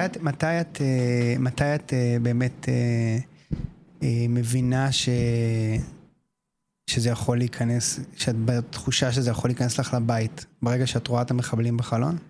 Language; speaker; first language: Hebrew; native; Hebrew